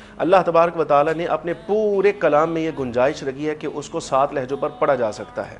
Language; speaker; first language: Urdu; native; Urdu